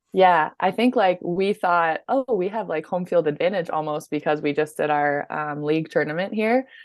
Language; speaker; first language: English; native; English